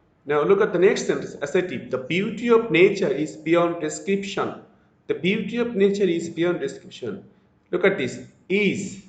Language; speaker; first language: English; non-native, local second language; Bangla